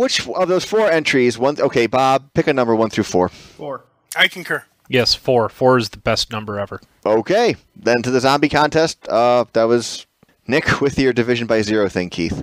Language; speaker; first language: English; native; English